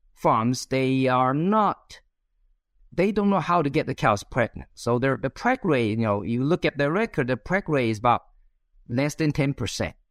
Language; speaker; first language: English; non-native, fluent; Chinese